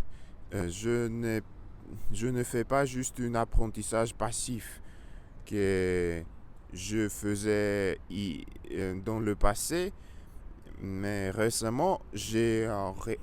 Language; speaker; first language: French; non-native, learner; Russian